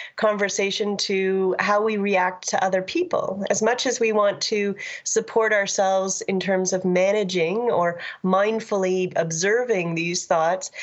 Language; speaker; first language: English; native; English